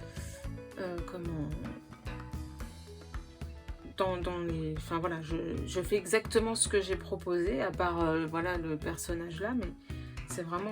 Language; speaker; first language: French; native; French